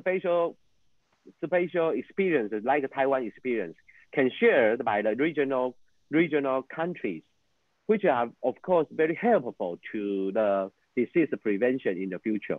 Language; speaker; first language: English; non-native, fluent; Chinese